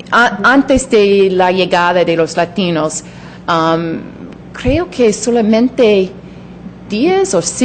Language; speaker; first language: Spanish; non-native, fluent; English